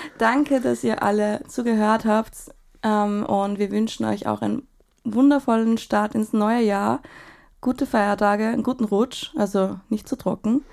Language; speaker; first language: German; native; German